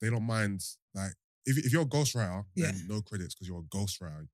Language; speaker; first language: English; native; English